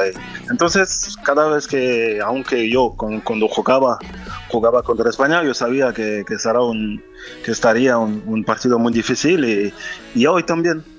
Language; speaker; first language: Spanish; non-native, fluent; French